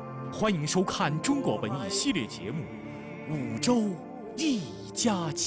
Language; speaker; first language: Chinese; native; Chinese